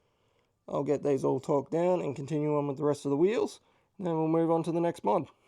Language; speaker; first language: English; native; English